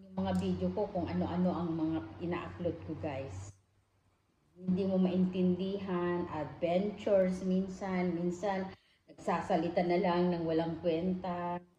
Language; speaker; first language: Filipino; non-native, local second language; Iloko